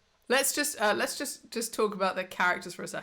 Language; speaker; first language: English; native; English